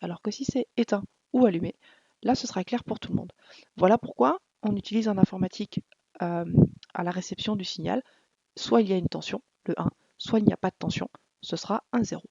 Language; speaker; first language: French; native; French